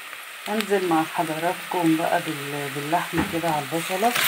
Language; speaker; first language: Arabic; native; Arabic